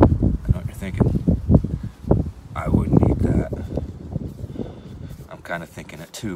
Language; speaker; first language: English; native; English